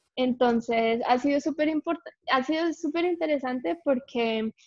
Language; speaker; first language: Spanish; early bilingual, heritage; English